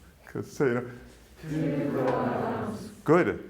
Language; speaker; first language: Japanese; non-native, fluent; English